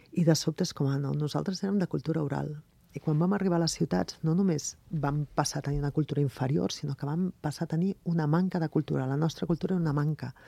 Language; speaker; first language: Catalan; non-native, local second language; Spanish